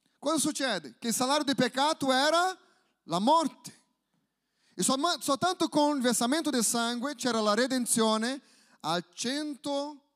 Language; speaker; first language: Italian; non-native, fluent; Portuguese